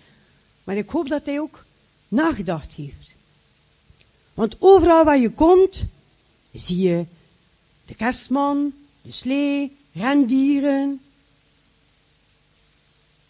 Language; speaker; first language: Dutch; native; Dutch